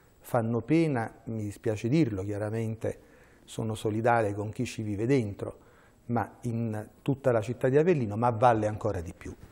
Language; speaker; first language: Italian; native; Italian